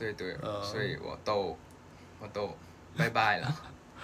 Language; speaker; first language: Chinese; non-native, learner; Thai